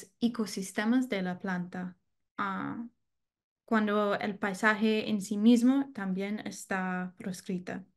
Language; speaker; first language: Spanish; non-native, learner; English